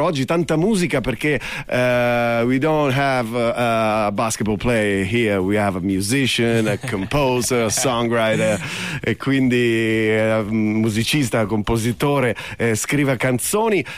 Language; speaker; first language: English; non-native, fluent; Italian